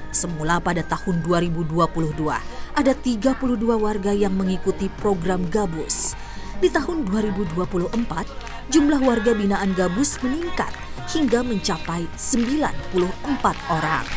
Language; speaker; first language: Indonesian; native; Indonesian